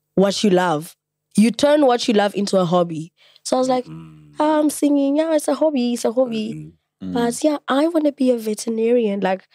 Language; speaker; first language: English; non-native, local second language; Xhosa